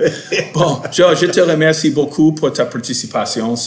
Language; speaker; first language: French; non-native, fluent; English